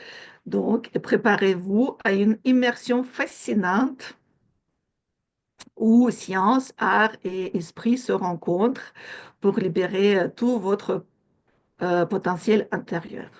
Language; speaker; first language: French; non-native, fluent; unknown